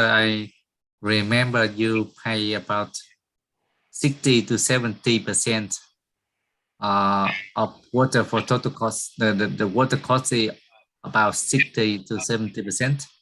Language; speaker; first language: English; non-native, learner; Vietnamese